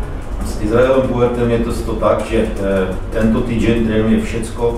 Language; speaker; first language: Polish; non-native, learner; Czech